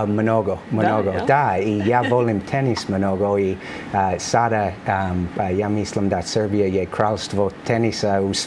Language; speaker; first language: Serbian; non-native, learner; English